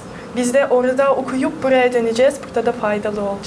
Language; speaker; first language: Turkish; non-native, fluent; Russian